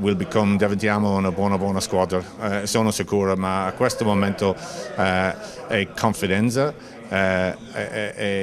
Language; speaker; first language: Italian; non-native, learner; English